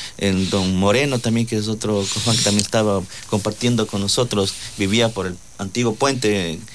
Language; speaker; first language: Spanish; non-native, local second language; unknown